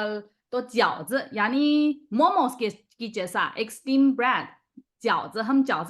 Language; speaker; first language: Hindi; non-native, fluent; Chinese